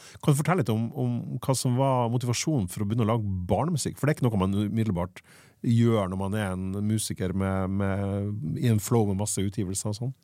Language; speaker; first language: Norwegian; native; Norwegian